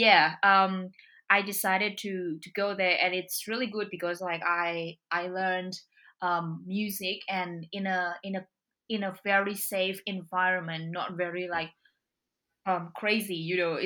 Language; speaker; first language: English; non-native, fluent; Indonesian